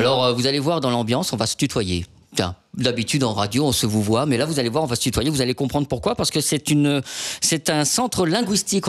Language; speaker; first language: French; native; French